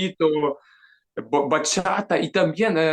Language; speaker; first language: Spanish; non-native, fluent; Ukrainian